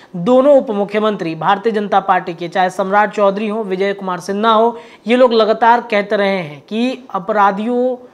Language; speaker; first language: Hindi; native; Hindi